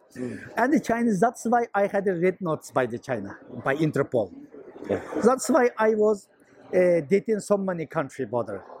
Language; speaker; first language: English; non-native, learner; Chinese